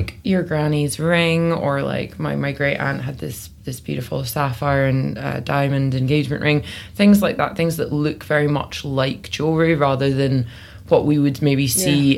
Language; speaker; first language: English; native; English